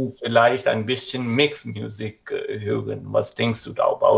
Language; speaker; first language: German; non-native, learner; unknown